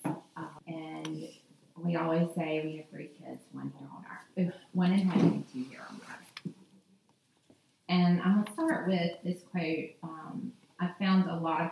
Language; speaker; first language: English; native; English